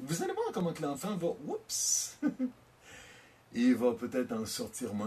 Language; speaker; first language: French; native; French